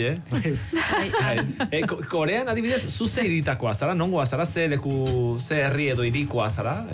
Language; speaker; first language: Basque; native; Basque